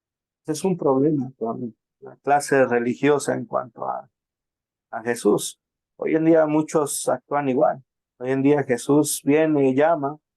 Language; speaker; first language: Spanish; native; Spanish